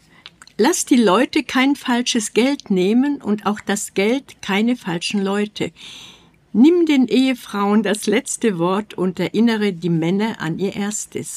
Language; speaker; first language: German; native; German